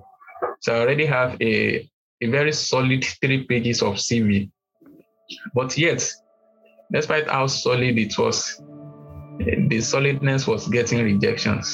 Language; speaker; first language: English; non-native, local second language; Yoruba